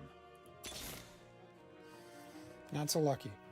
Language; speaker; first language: English; native; English